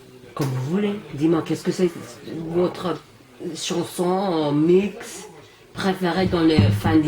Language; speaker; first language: French; non-native, learner; English